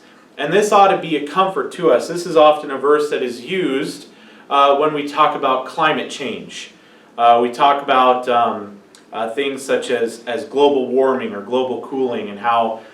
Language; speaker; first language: English; native; English